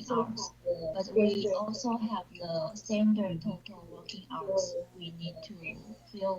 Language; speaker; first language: English; non-native, learner; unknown